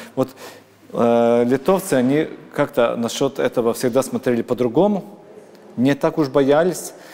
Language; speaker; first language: Russian; non-native, local second language; Latvian